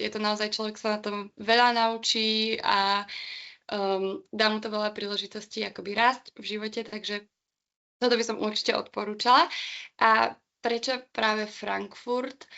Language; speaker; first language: Slovak; native; Slovak